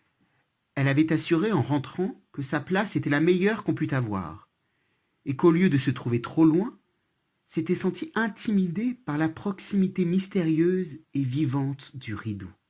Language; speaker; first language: French; native; French